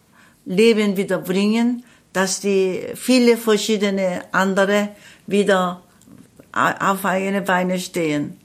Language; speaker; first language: German; non-native, learner; Korean